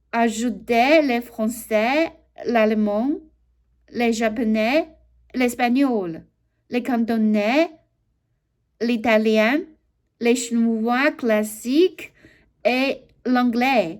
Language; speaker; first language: French; non-native, learner; Chinese